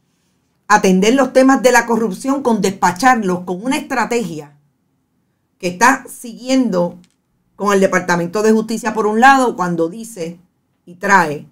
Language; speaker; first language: Spanish; native; Spanish